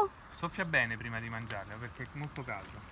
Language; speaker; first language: Italian; native; Italian